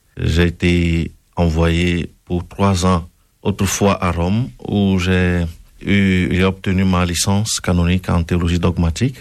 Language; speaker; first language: French; non-native, local second language; Ewe